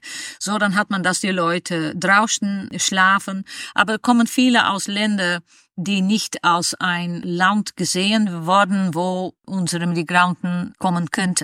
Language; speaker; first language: German; non-native, fluent; Dutch